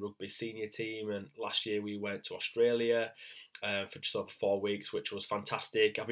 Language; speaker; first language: English; native; English